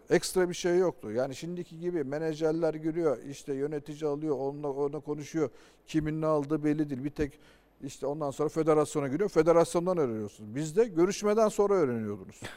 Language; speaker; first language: Turkish; native; Turkish